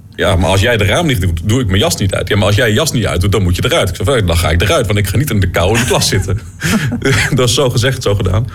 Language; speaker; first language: Dutch; native; Dutch